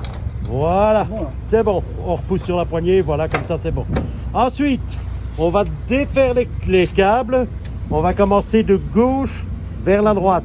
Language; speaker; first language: French; native; French